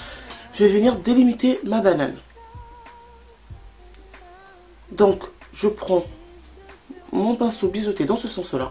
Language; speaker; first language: French; native; French